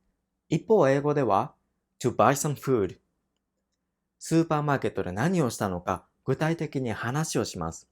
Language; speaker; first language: Japanese; non-native, fluent; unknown